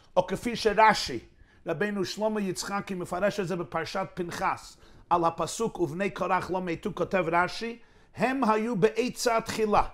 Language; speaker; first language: Hebrew; non-native, fluent; English